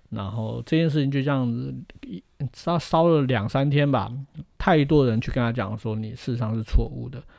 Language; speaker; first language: Chinese; native; Chinese